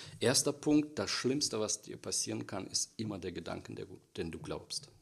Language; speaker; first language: German; non-native, fluent; Russian